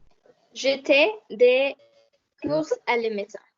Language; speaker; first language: French; non-native, learner; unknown